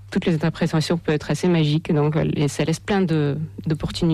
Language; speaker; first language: French; non-native, fluent; Russian